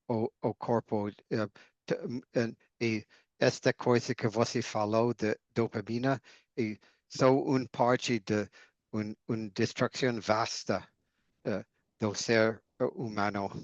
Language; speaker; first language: Portuguese; non-native, learner; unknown